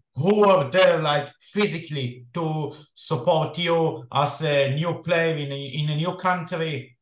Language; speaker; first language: English; non-native, fluent; Hebrew